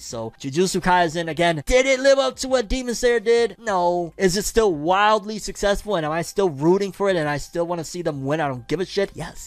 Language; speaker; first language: English; native; English